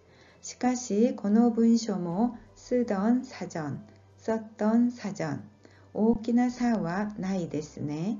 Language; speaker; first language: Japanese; non-native, fluent; Korean